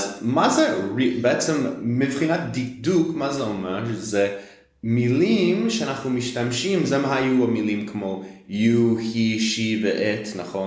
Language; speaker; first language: Hebrew; non-native, fluent; English